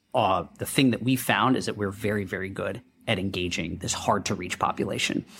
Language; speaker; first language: English; non-native, local second language; Hindi